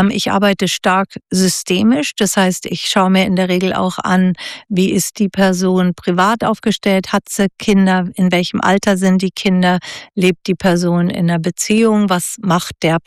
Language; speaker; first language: German; native; German